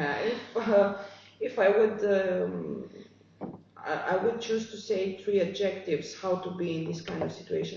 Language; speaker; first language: English; non-native, fluent; Romanian